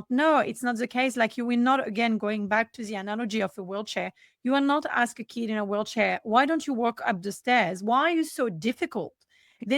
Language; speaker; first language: English; non-native, fluent; French